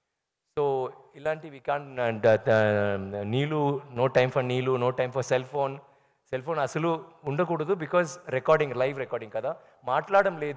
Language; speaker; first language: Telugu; non-native, learner; Tamil